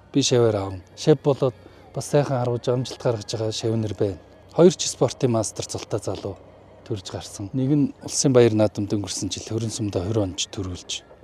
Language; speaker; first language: Mongolian; native; Mongolian